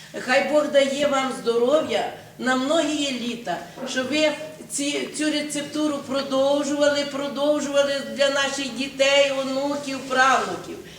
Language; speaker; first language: Ukrainian; native; Ukrainian